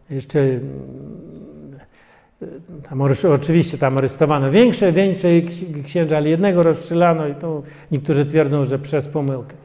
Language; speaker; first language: Polish; non-native, fluent; Russian